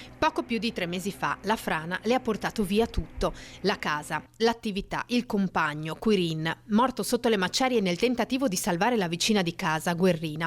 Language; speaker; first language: Italian; native; Italian